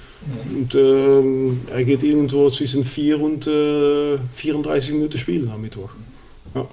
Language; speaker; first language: German; non-native, fluent; Dutch